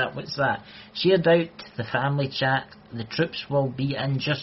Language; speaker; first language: English; native; English